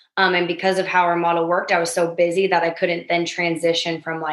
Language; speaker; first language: English; native; English